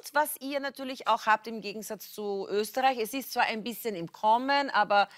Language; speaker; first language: German; native; German